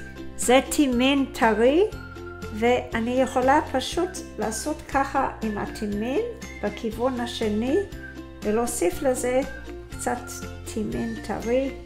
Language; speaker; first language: Hebrew; non-native, fluent; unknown